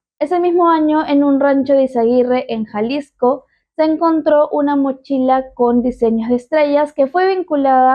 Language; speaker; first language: Spanish; native; Spanish